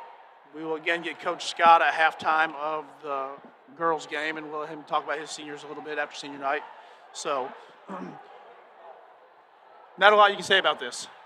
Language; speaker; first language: English; native; English